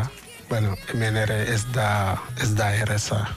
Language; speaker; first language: Basque; non-native, fluent; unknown